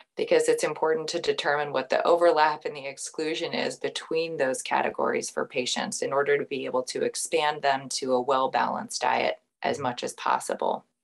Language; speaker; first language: English; native; English